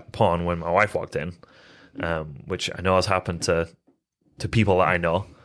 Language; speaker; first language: English; native; English